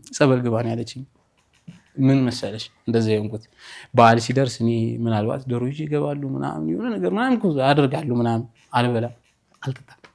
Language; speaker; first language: Amharic; native; Amharic